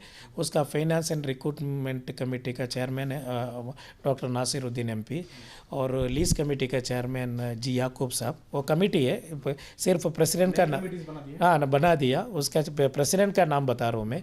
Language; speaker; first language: Hindi; non-native, local second language; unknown